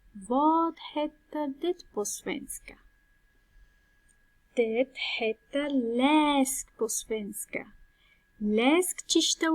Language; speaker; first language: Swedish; non-native, fluent; Pashto